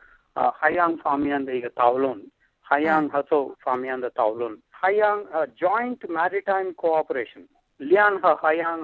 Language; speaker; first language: Chinese; non-native, fluent; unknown